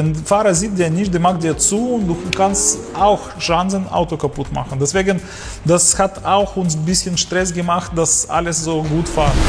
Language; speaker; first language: German; non-native, learner; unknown